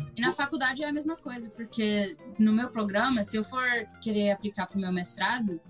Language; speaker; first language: Portuguese; early bilingual, heritage; English